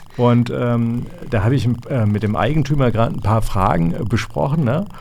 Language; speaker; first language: German; native; German